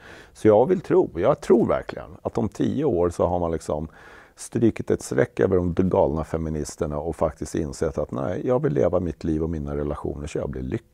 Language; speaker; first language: Swedish; native; Swedish